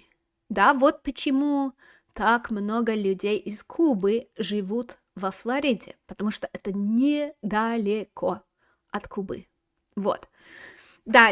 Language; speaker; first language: Russian; non-native, fluent; English